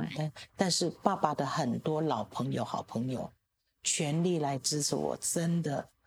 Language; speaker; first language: Chinese; native; Chinese